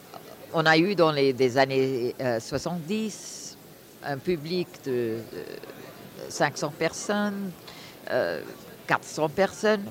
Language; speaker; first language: French; non-native, fluent; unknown